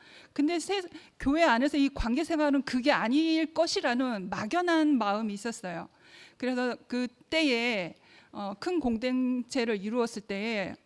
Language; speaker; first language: Korean; native; Korean